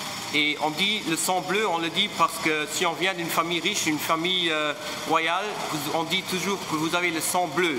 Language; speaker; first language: French; non-native, local second language; Luxembourgish